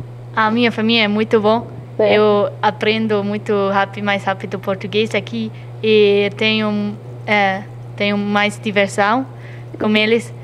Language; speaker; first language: Portuguese; non-native, learner; German